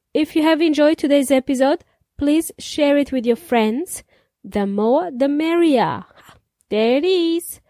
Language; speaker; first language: English; non-native, fluent; Serbian